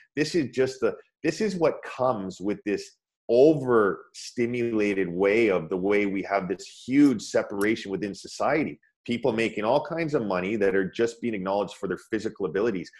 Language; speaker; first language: English; native; English